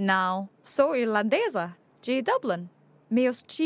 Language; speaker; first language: Portuguese; non-native, learner; English